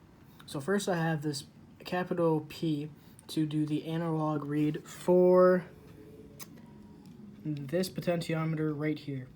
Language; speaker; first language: English; native; English